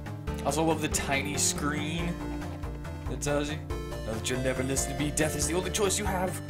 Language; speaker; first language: English; native; English